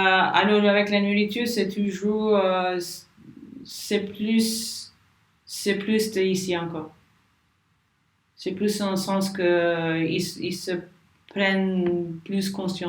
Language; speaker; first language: French; non-native, learner; English